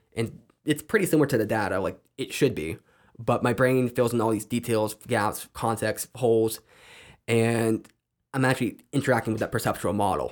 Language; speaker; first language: English; native; English